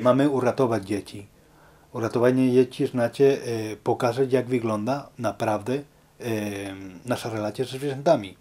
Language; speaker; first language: Polish; non-native, learner; Spanish